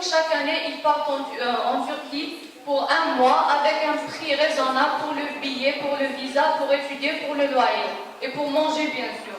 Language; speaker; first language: French; non-native, local second language; Arabic